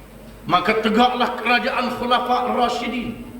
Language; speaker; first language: Malay; native; Malay